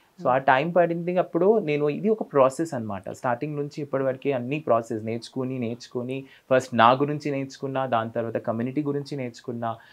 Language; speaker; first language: Telugu; non-native, fluent; Bangla